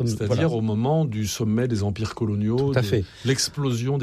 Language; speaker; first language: French; native; French